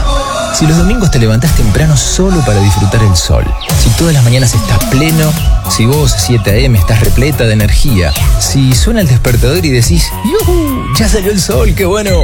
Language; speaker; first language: Spanish; native; Spanish